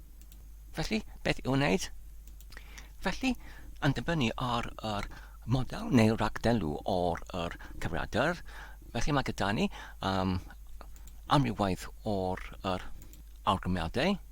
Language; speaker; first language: Welsh; non-native, learner; Polish